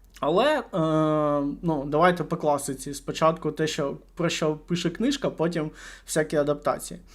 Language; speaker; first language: Ukrainian; non-native, local second language; Russian